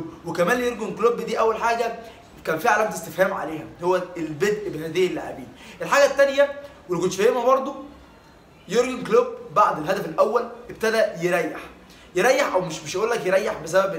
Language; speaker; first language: Arabic; native; Arabic